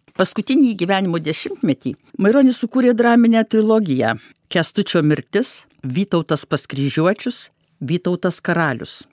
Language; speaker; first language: Lithuanian; native; Lithuanian